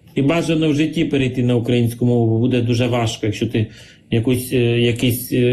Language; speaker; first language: Ukrainian; non-native, local second language; Russian